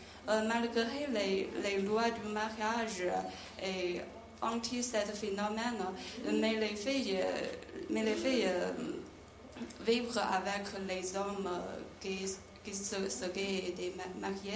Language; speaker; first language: French; non-native, learner; Chinese